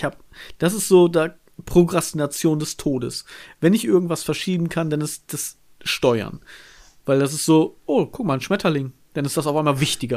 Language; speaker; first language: German; native; German